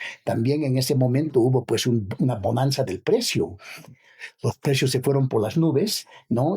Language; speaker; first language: Spanish; native; Spanish